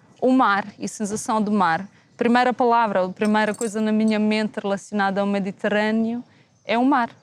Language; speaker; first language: Portuguese; non-native, fluent; Slovenian